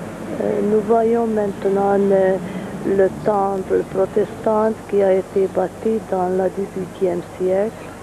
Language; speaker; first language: French; non-native, fluent; Hungarian